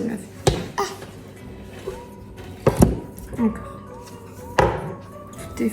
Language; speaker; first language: French; native; French